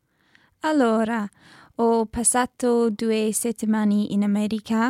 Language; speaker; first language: Italian; non-native, learner; English